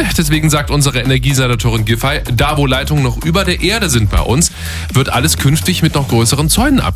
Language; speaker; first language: German; native; German